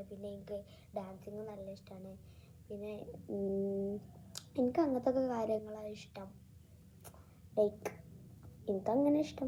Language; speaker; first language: Malayalam; early bilingual, heritage; Malayalam